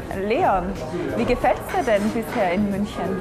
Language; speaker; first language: German; native; German